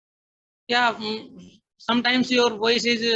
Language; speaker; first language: English; non-native, learner; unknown